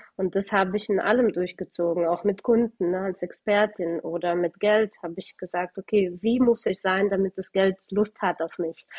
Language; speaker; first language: German; early bilingual, other home language; Russian